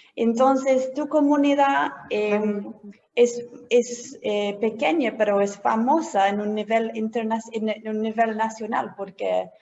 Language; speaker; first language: Spanish; non-native, fluent; English